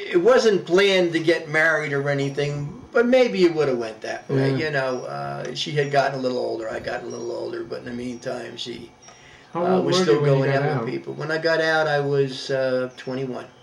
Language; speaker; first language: English; native; English